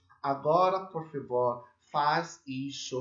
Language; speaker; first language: Portuguese; non-native, fluent; English